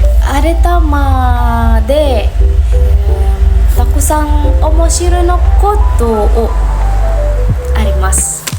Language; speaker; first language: Japanese; non-native, learner; Indonesian